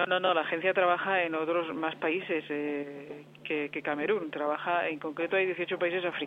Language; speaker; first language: Spanish; native; Spanish